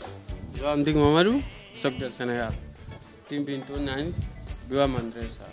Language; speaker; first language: Catalan; non-native, learner; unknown